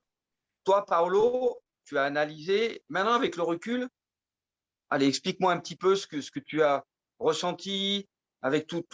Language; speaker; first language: French; native; French